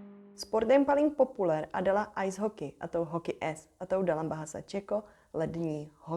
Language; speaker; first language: Indonesian; non-native, fluent; Czech